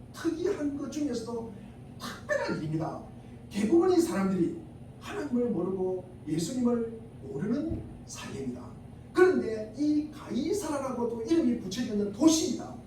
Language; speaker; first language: Korean; native; Korean